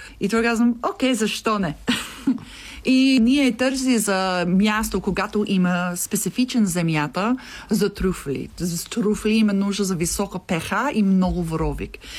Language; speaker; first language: Bulgarian; non-native, learner; English